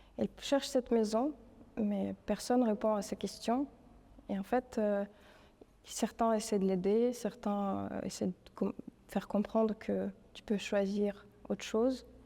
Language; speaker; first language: French; non-native, fluent; Russian